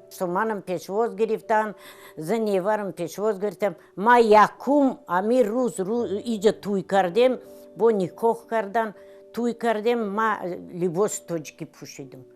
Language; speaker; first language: Tajik; non-native, fluent; Russian